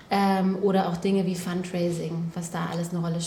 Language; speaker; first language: German; native; German